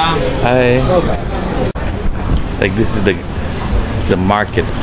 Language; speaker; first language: English; non-native, fluent; Indonesian